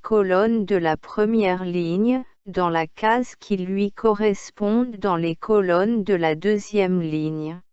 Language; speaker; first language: French; non-native, local second language; Arabic